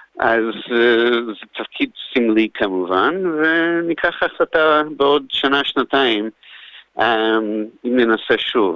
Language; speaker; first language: Hebrew; non-native, fluent; English